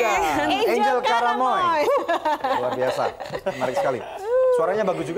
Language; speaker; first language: Indonesian; native; Indonesian